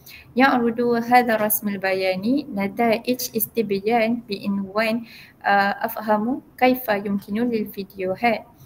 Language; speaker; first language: Arabic; non-native, learner; Malay